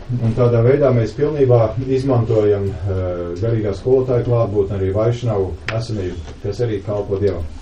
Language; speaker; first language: Latvian; native; Latvian